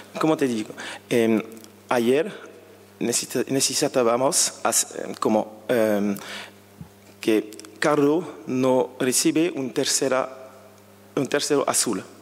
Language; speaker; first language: Spanish; non-native, learner; French